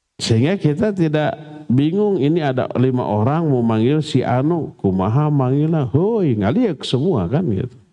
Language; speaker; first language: Malay; non-native, local second language; Sundanese